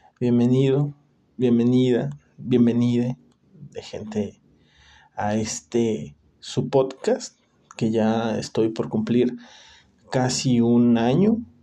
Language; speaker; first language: Spanish; native; Spanish